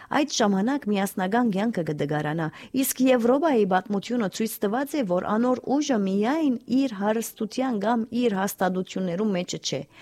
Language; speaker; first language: Armenian; early bilingual, heritage; Armenian